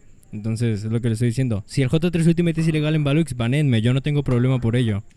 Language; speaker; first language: Spanish; native; Spanish